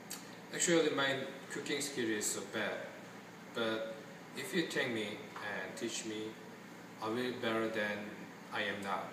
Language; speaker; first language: English; non-native, learner; Korean